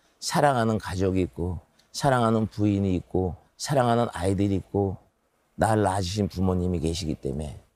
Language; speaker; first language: Korean; native; Korean